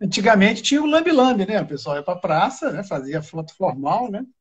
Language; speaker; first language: Portuguese; native; Portuguese